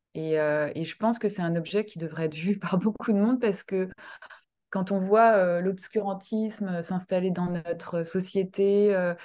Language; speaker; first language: French; early bilingual, other home language; Kinyarwanda